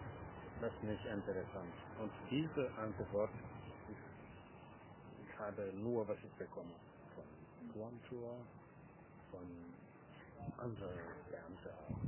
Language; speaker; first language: German; non-native, fluent; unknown